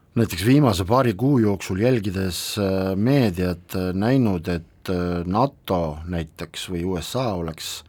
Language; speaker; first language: Estonian; non-native, local second language; Russian